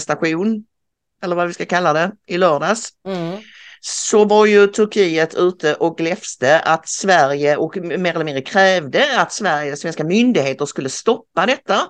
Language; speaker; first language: Swedish; native; Swedish